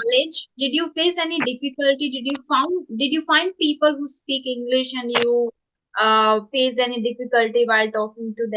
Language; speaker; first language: English; non-native, local second language; Hindi